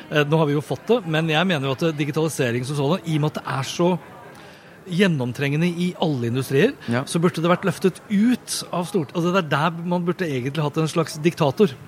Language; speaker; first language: Norwegian; native; Norwegian